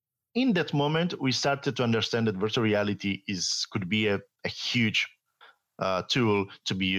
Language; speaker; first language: English; non-native, fluent; Italian